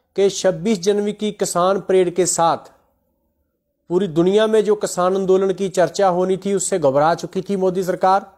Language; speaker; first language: Hindi; non-native, local second language; Punjabi